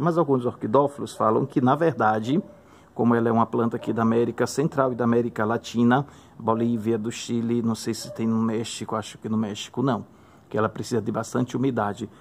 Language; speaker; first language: Portuguese; native; Portuguese